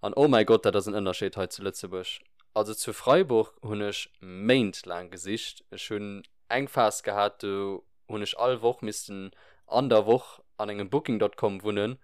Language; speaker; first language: Luxembourgish; early bilingual, other home language; English